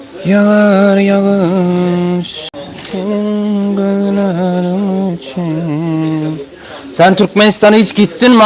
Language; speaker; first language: Turkish; early bilingual, heritage; Turkmen